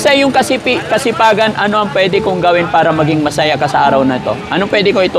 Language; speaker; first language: Filipino; native; Filipino